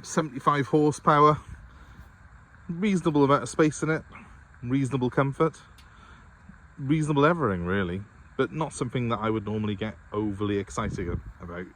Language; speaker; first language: English; native; English